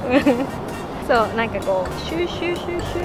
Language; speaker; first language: Japanese; native; Japanese